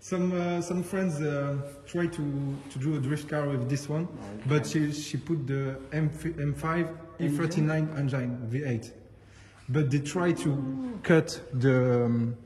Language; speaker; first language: English; non-native, learner; French